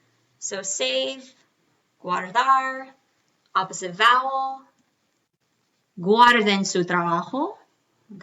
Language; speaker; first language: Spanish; non-native, fluent; English